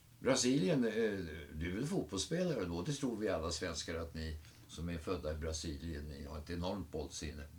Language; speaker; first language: Swedish; native; Swedish